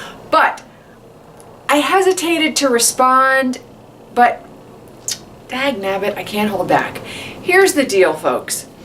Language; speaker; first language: English; native; English